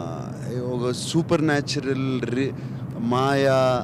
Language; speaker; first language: Telugu; native; Telugu